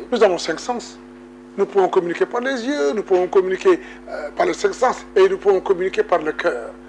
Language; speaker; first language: French; non-native, local second language; Wolof